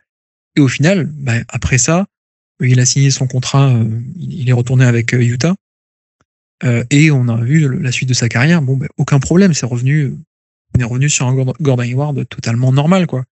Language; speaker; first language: French; native; French